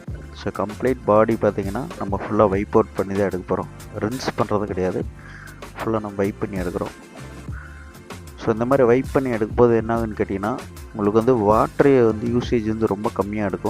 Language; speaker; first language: Tamil; native; Tamil